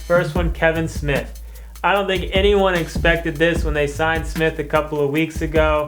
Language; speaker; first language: English; native; English